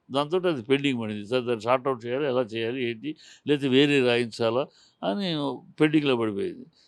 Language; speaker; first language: Telugu; native; Telugu